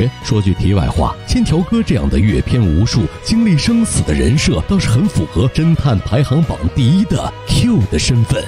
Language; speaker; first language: Chinese; native; Chinese